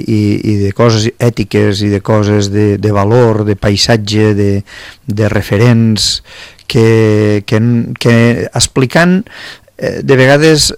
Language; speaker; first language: Catalan; native; Catalan